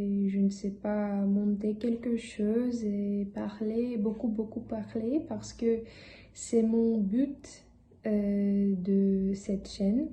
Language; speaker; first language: French; non-native, learner; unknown